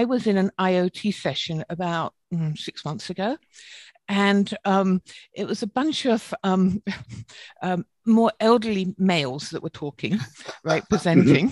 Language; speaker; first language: English; native; English